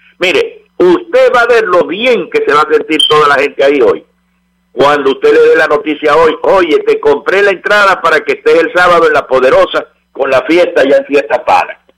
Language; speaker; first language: Spanish; native; Spanish